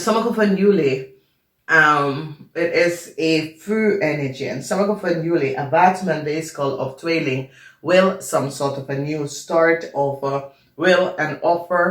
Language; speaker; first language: Dutch; non-native, learner; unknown